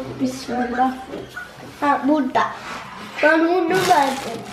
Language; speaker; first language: Turkish; early bilingual, other home language; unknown